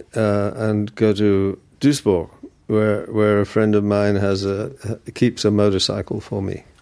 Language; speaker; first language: English; early bilingual, other home language; German